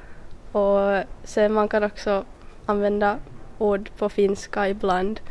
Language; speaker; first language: Swedish; non-native, local second language; Finnish